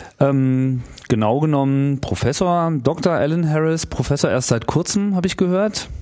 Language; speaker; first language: German; native; German